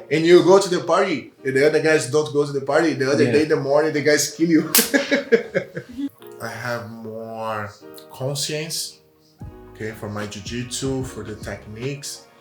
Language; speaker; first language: English; non-native, learner; Portuguese